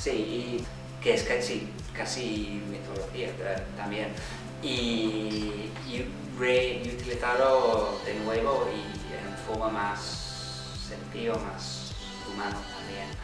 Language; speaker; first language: Spanish; non-native, fluent; English